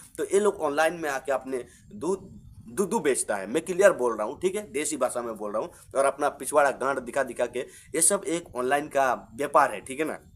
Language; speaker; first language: Hindi; non-native, local second language; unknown